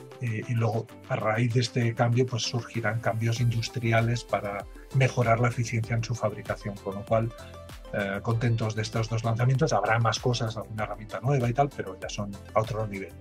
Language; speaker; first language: Spanish; native; Spanish